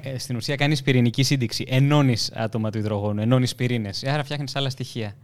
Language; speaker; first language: Greek; native; Greek